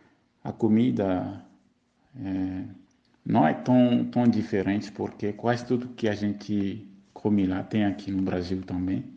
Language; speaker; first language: Portuguese; non-native, fluent; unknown